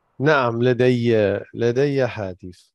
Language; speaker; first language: Arabic; non-native, learner; English